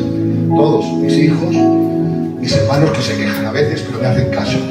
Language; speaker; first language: Spanish; native; Spanish